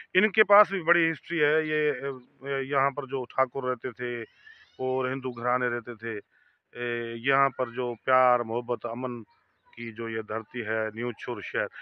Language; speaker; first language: Urdu; non-native, local second language; Sindhi